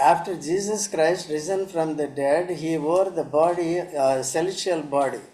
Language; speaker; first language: English; non-native, local second language; Telugu